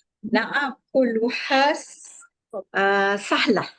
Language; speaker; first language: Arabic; non-native, learner; Malay